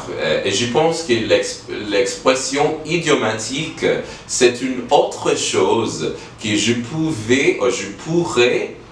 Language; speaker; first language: French; non-native, learner; English